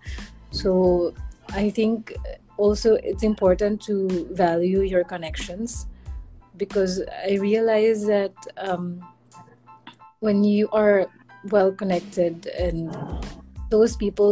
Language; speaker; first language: English; non-native, local second language; Filipino